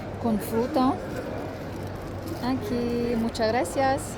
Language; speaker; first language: Spanish; non-native, learner; Turkmen